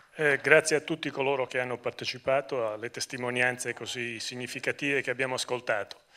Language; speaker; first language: Italian; native; Italian